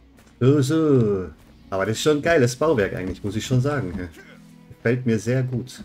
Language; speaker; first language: German; native; German